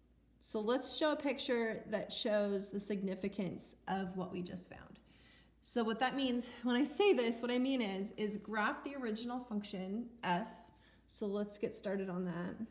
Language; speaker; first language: English; native; English